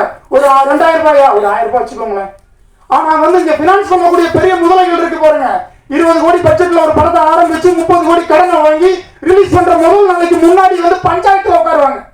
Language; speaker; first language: Tamil; native; Tamil